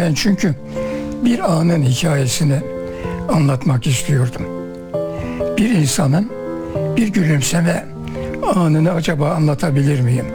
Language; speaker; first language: Turkish; native; Turkish